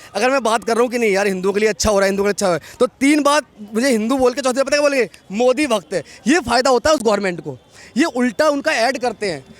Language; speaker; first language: Hindi; native; Hindi